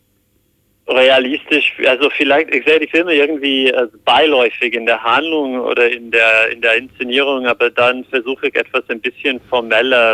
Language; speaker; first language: German; non-native, fluent; English